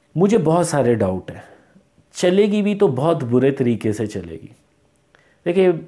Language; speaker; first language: Urdu; native; Urdu